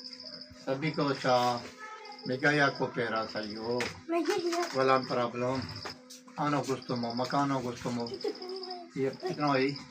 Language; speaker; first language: Filipino; non-native, learner; Punjabi